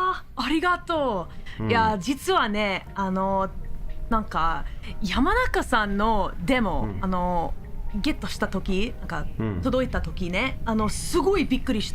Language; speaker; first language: Japanese; non-native, learner; English